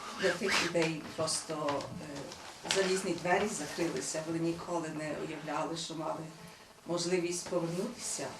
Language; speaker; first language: Ukrainian; early bilingual, heritage; Ukrainian